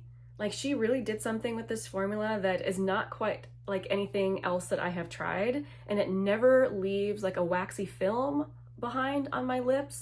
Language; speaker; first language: English; native; English